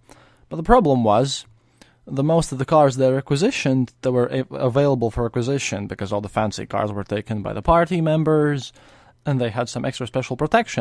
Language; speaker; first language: English; non-native, fluent; Latvian